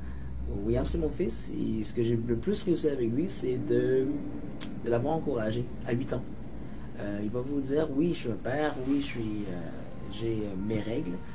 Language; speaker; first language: French; native; French